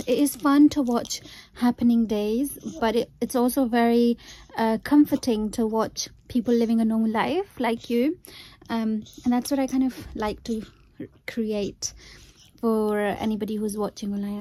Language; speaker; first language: English; native; English